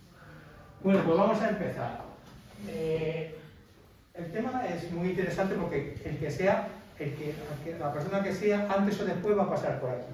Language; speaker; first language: Spanish; native; Spanish